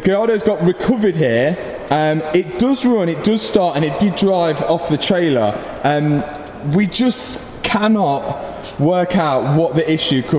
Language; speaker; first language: English; native; English